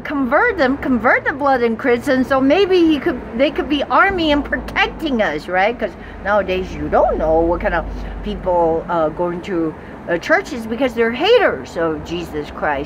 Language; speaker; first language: English; non-native, fluent; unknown